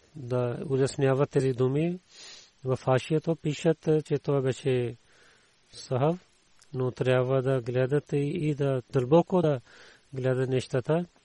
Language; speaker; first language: Bulgarian; non-native, learner; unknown